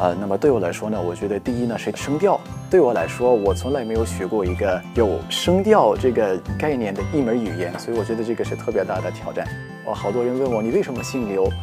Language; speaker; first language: Chinese; non-native, fluent; Arabic